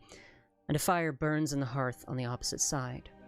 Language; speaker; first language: English; native; English